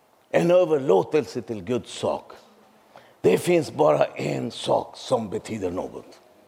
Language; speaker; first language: Swedish; non-native, fluent; Urdu